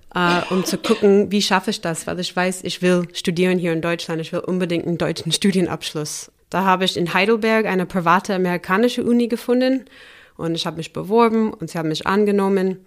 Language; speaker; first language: German; non-native, fluent; English